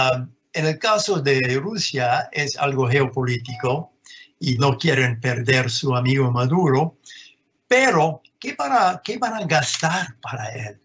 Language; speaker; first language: Spanish; non-native, fluent; English